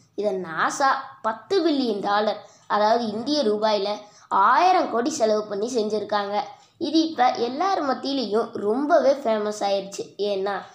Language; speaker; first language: Tamil; native; Tamil